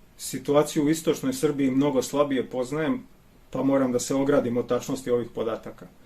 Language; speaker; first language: Bosnian; non-native, local second language; Romanian